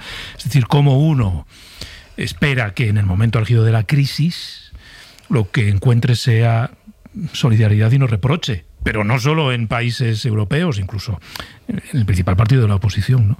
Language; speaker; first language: Spanish; native; Spanish